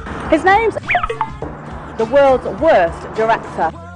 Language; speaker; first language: English; native; English